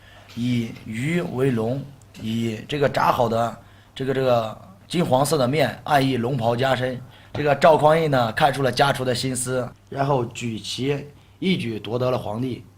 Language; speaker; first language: Chinese; native; Chinese